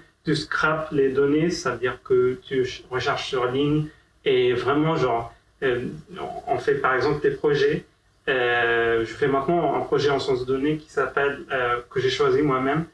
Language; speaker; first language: French; non-native, fluent; Arabic